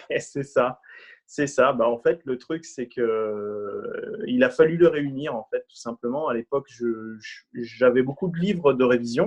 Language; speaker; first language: French; native; French